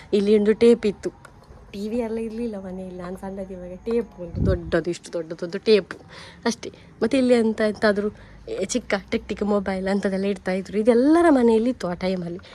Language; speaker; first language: Kannada; non-native, local second language; Tulu